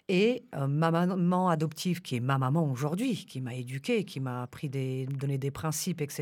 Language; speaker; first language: French; early bilingual, other home language; Romanian